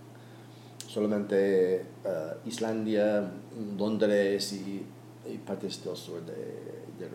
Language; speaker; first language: Spanish; non-native, learner; English